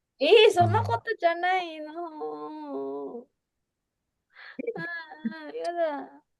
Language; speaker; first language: Japanese; non-native, learner; Indonesian